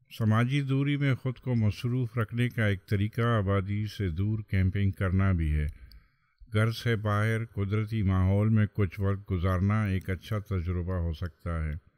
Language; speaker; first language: Urdu; non-native, local second language; Pashto